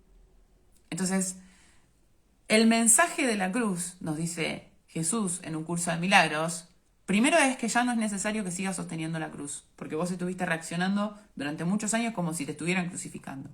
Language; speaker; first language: Spanish; native; Spanish